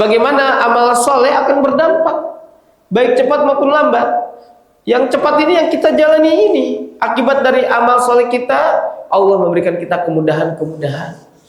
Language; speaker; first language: Indonesian; native; Indonesian